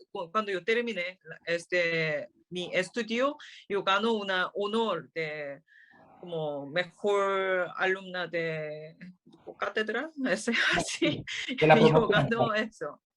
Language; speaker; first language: Spanish; non-native, learner; Korean